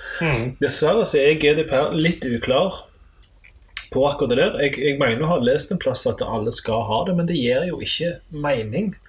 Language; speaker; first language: Norwegian; native; Norwegian